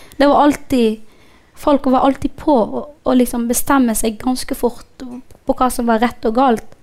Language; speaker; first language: Norwegian; non-native, fluent; Somali